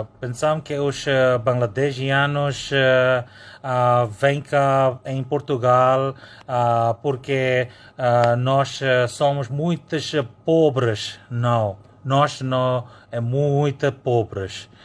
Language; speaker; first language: Portuguese; non-native, learner; Bangla